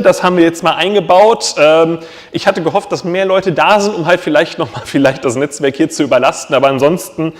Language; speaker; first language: German; native; German